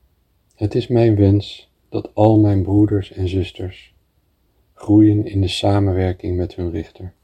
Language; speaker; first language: Dutch; native; Dutch